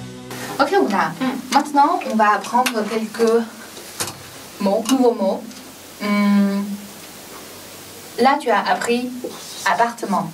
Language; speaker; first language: French; non-native, fluent; Chinese